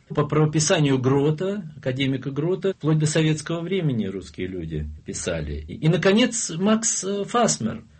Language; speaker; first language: Russian; non-native, local second language; German